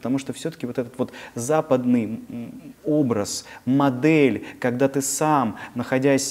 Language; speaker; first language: Russian; native; Russian